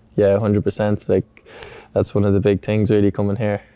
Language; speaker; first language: English; native; English